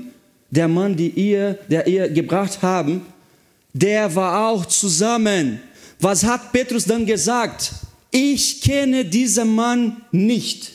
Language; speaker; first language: German; non-native, fluent; Portuguese